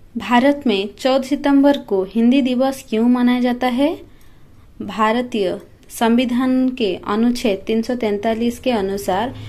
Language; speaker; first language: Hindi; native; Hindi